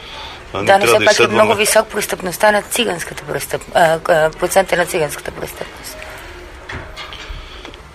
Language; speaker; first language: Bulgarian; native; Bulgarian